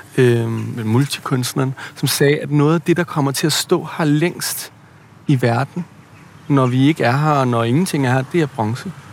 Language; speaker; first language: Danish; native; Danish